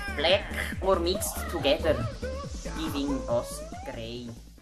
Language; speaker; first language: English; non-native, learner; Swiss German